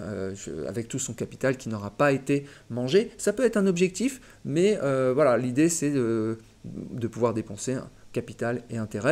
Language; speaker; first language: French; native; French